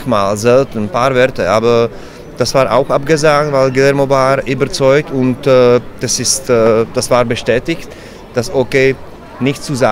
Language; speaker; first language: German; non-native, learner; Czech